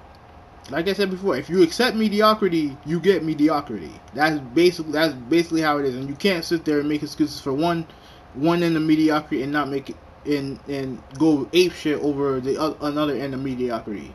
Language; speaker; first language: English; native; English